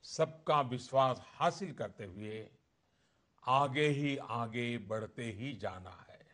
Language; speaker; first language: Hindi; non-native, local second language; Gujarati